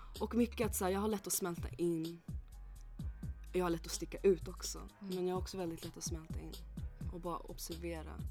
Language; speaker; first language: Swedish; early bilingual, other home language; English